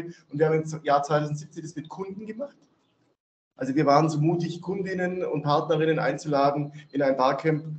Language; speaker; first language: German; native; German